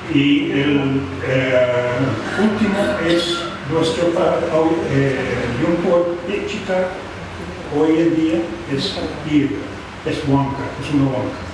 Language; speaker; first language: Spanish; non-native, fluent; English